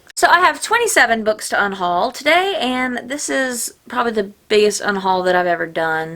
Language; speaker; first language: English; native; English